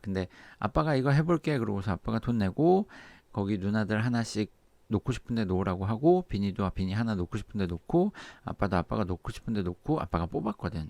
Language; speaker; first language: Korean; native; Korean